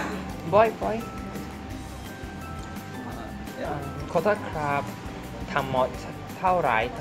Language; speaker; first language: Thai; non-native, learner; Chinese